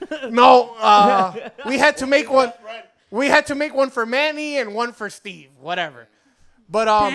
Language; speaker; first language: English; early bilingual, other home language; Spanish